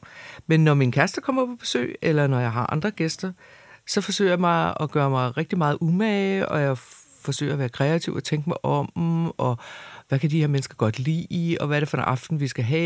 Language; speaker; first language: Danish; native; Danish